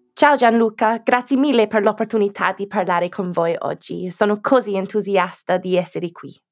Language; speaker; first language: Italian; non-native, fluent; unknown